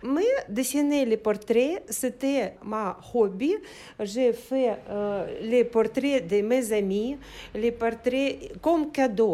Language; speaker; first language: French; non-native, learner; Ukrainian